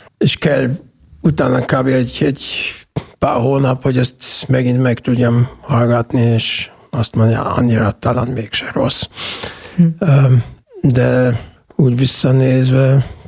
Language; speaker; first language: Hungarian; non-native, fluent; German